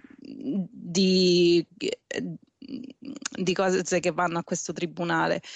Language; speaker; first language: Italian; native; Italian